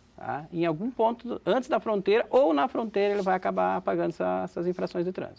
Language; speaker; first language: Portuguese; native; Portuguese